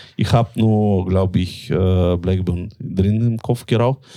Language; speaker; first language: German; non-native, fluent; Russian